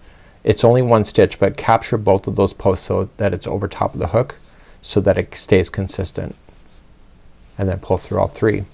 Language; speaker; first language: English; native; English